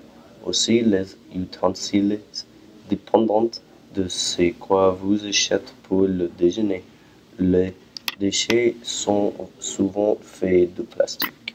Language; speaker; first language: French; non-native, learner; English